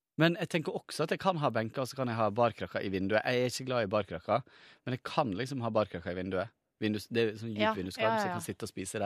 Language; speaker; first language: Norwegian; native; Norwegian